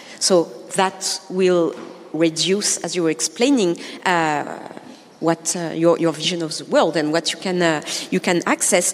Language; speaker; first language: English; non-native, fluent; French